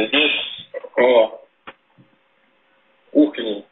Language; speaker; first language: Russian; non-native, fluent; Portuguese